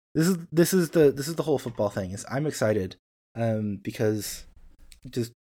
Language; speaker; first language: English; native; English